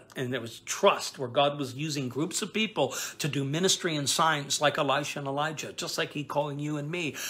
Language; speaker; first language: English; native; English